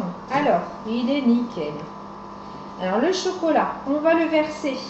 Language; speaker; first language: French; native; French